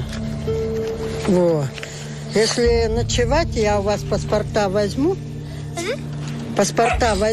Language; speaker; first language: Russian; native; Russian